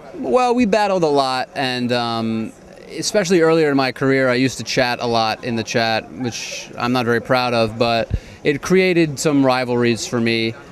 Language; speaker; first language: English; native; English